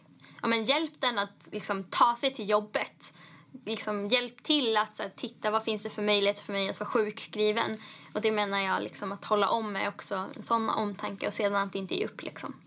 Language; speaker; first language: Swedish; native; Swedish